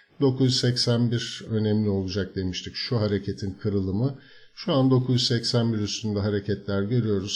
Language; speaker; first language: Turkish; native; Turkish